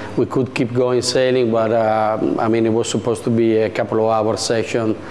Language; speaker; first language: English; non-native, fluent; Italian